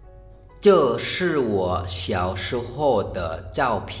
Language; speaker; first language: Chinese; non-native, fluent; Lao